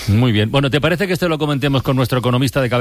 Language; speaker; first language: Spanish; native; Spanish